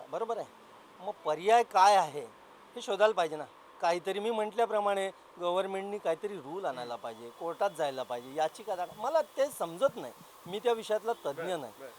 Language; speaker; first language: Marathi; native; Marathi